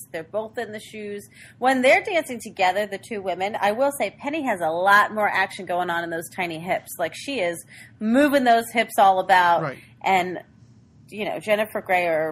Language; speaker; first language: English; native; English